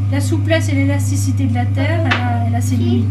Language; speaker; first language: French; native; French